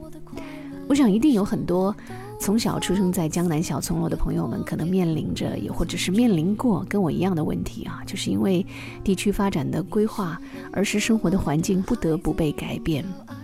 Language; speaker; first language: Chinese; native; Chinese